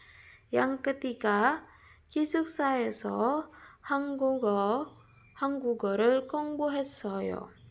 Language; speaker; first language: Korean; non-native, fluent; Indonesian